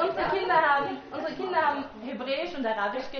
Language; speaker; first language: German; native; German